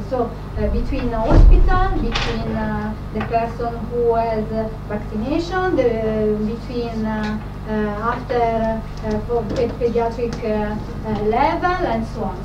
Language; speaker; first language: English; non-native, fluent; Italian